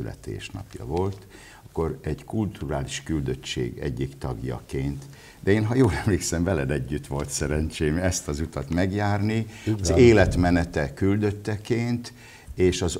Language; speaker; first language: Hungarian; native; Hungarian